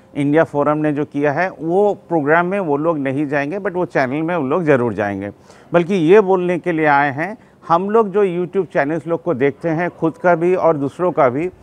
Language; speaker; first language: Hindi; non-native, local second language; Bangla